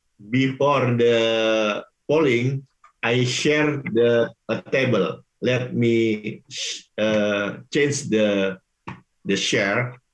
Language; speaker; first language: English; non-native, learner; Indonesian